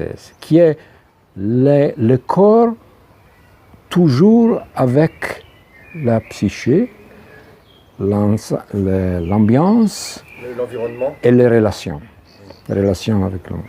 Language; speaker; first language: French; non-native, fluent; Italian